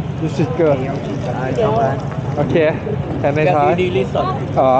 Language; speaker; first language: English; non-native, learner; Thai